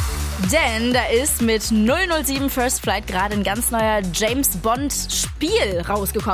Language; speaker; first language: German; native; German